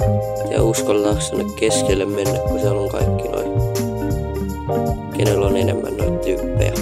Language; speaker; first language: Finnish; native; Finnish